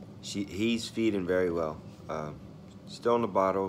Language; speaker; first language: English; native; English